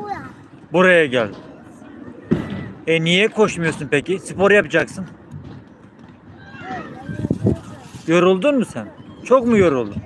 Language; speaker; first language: Turkish; native; Turkish